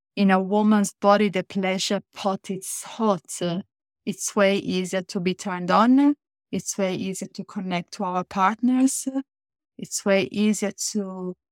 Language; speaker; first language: English; non-native, fluent; Italian